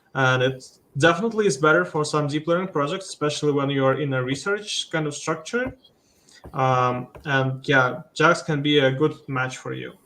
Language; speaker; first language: English; non-native, fluent; Russian